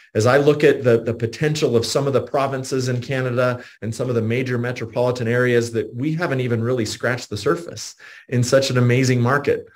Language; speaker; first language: English; native; English